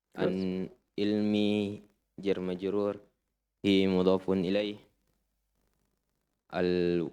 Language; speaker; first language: Arabic; non-native, learner; Indonesian